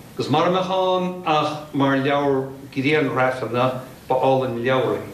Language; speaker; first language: Irish; native; Irish